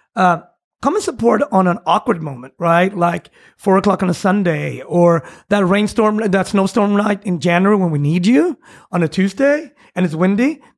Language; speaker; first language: English; non-native, fluent; Swedish